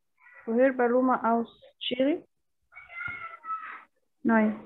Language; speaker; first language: German; non-native, learner; Arabic